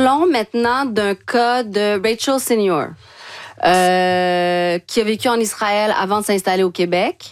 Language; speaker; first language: French; native; French